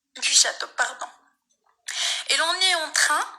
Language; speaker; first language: French; non-native, local second language; Arabic